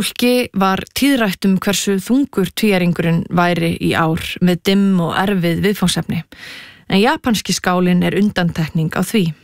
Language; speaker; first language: Icelandic; native; Icelandic